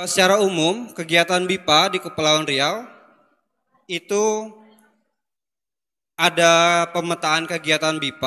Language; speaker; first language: Indonesian; native; Indonesian